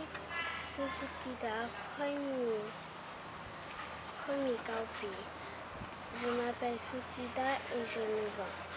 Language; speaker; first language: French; non-native, learner; Lao